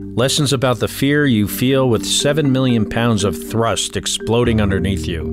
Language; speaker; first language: English; native; English